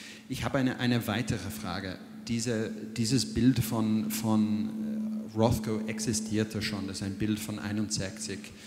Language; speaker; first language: German; non-native, fluent; English